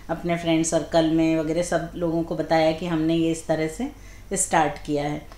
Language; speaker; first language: Hindi; native; Hindi